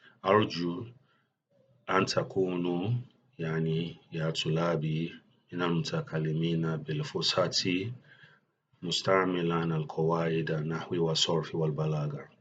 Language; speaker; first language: Arabic; non-native, fluent; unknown